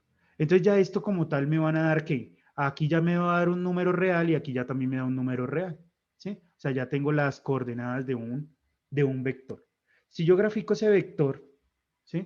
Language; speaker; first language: Spanish; native; Spanish